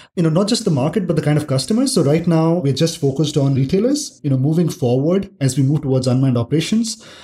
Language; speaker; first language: English; non-native, local second language; Hindi